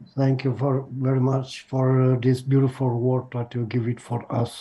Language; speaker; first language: English; non-native, learner; Romanian